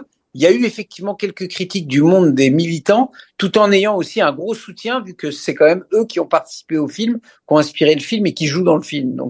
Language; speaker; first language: French; native; French